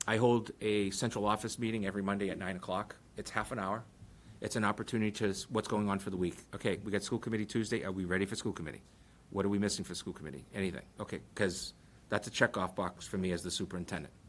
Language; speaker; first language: English; early bilingual, other home language; Portuguese